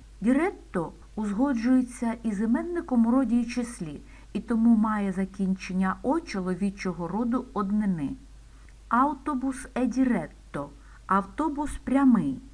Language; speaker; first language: Ukrainian; native; Ukrainian